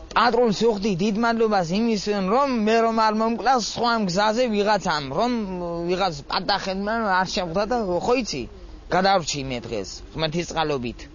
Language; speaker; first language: Georgian; non-native, local second language; Mingrelian